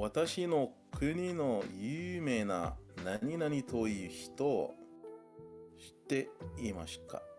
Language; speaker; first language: Japanese; non-native, learner; French